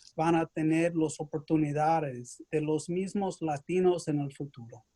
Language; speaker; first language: Spanish; early bilingual, other home language; English